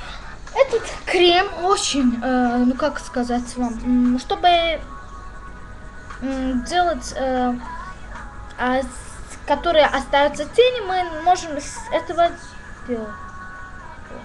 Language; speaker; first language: Russian; non-native, learner; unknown